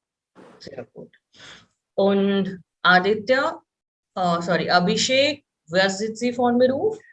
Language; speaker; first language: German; non-native, fluent; Hindi